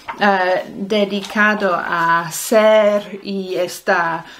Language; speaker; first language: English; native; English